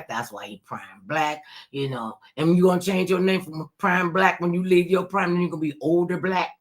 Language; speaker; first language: English; native; English